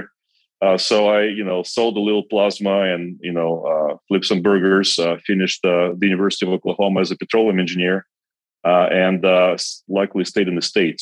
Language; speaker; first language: English; non-native, fluent; Kazakh